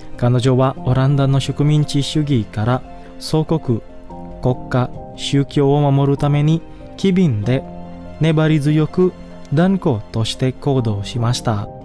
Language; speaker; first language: Japanese; non-native, fluent; Indonesian